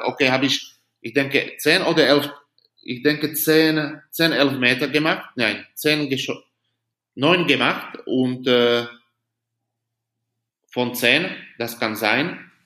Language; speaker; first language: German; non-native, learner; Slovak